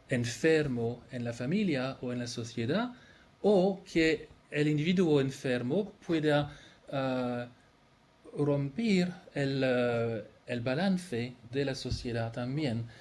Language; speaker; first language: Spanish; non-native, fluent; French